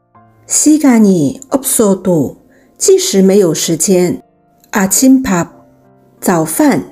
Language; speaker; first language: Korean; non-native, learner; Chinese